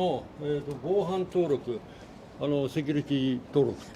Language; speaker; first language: Japanese; native; Japanese